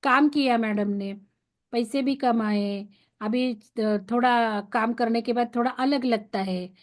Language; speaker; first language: Hindi; non-native, local second language; Marathi